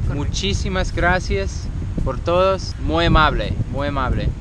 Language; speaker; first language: Spanish; non-native, learner; English